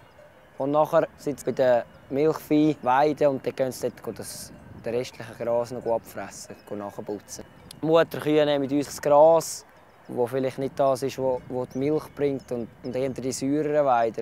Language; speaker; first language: German; native; German